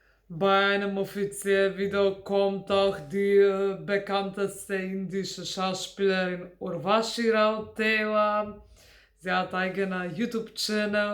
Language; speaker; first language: German; non-native, fluent; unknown